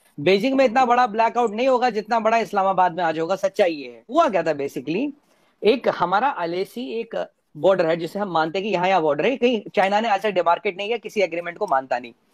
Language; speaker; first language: Hindi; native; Hindi